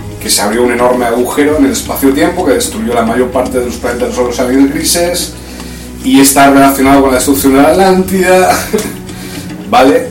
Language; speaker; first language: Spanish; native; Spanish